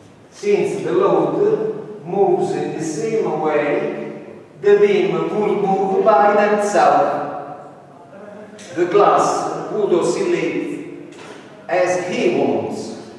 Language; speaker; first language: English; non-native, fluent; Italian